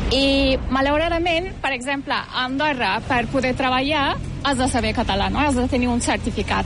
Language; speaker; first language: Catalan; non-native, fluent; Turkish